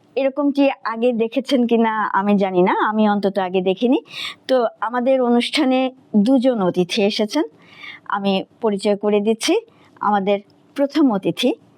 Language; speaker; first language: Bangla; native; Bangla